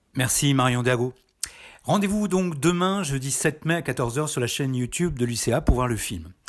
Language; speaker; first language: French; native; French